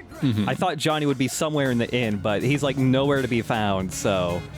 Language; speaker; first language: English; native; English